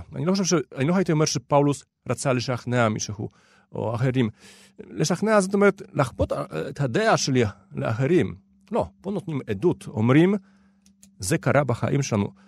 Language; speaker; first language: Hebrew; non-native, fluent; Polish